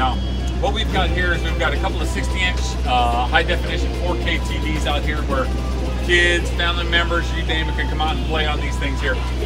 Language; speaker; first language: English; native; English